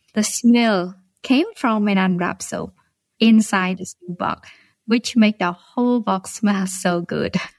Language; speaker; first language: English; non-native, fluent; Khmer